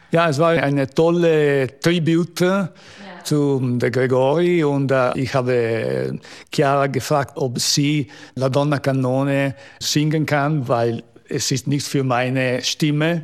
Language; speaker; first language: German; non-native, local second language; Italian